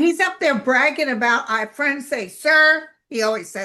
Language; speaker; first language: English; native; English